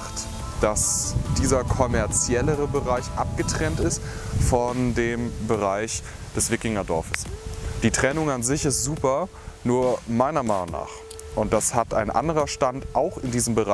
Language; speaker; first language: German; native; German